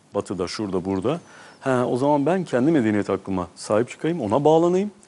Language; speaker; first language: Turkish; native; Turkish